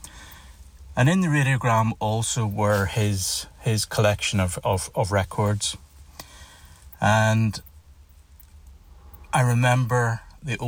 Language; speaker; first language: English; native; English